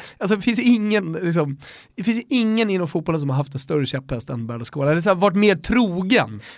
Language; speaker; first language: Swedish; native; Swedish